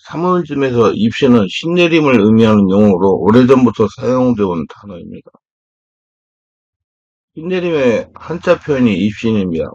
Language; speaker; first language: Korean; native; Korean